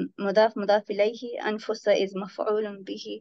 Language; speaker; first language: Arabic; non-native, learner; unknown